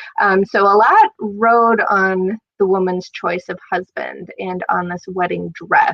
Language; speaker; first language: English; native; English